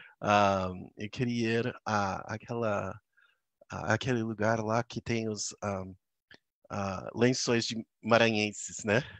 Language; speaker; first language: Portuguese; non-native, fluent; English